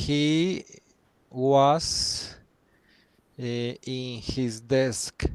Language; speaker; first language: English; non-native, learner; Spanish